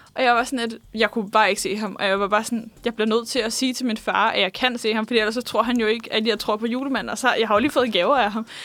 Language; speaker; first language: Danish; native; Danish